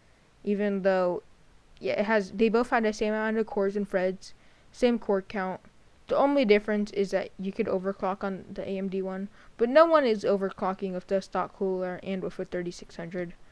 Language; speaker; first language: English; native; English